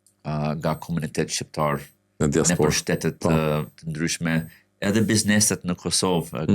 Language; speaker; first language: Albanian; non-native, fluent; English